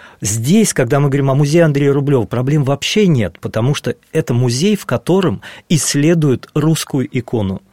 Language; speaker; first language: Russian; native; Russian